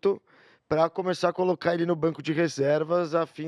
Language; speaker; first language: Portuguese; native; Portuguese